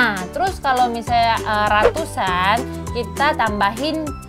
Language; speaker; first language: Indonesian; non-native, fluent; Korean